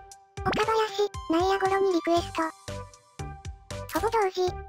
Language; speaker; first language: Japanese; native; Japanese